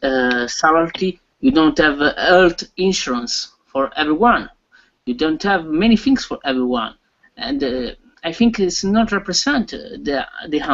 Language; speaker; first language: English; non-native, learner; Italian